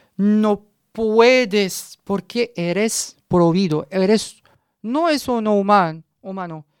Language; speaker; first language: Spanish; non-native, learner; Arabic